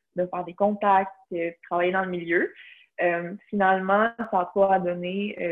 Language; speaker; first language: French; native; French